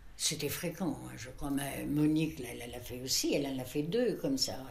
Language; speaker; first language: French; native; French